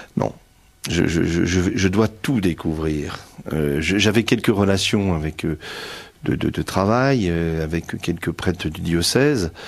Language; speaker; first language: French; native; French